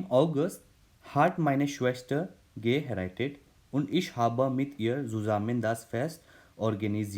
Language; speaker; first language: German; non-native, fluent; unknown